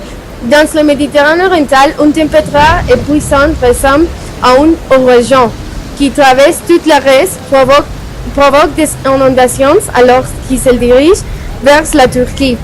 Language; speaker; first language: French; non-native, learner; Spanish